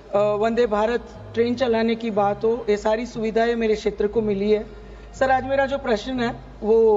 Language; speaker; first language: Hindi; non-native, local second language; Gujarati